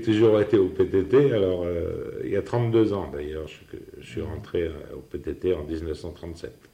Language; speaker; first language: French; native; French